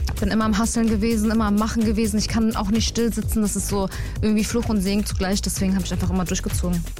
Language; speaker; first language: German; native; German